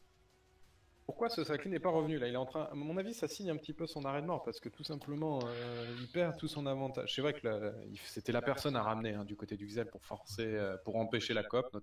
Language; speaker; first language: French; native; French